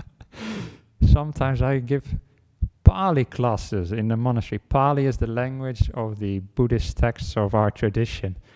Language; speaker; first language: English; non-native, fluent; Dutch